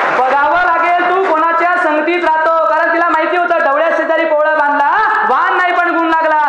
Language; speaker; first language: Marathi; non-native, local second language; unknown